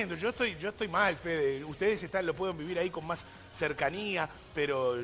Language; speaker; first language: Spanish; native; Spanish